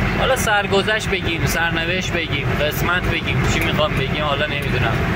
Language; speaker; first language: Persian; non-native, local second language; Azerbaijani